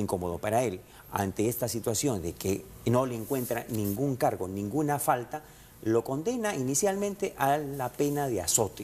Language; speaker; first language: Spanish; native; Spanish